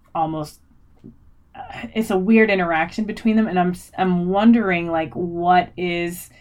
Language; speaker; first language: English; native; English